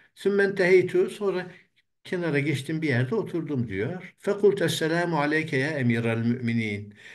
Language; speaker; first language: Turkish; native; Turkish